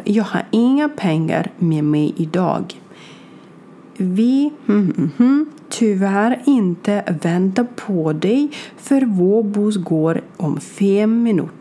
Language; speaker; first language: Swedish; non-native, learner; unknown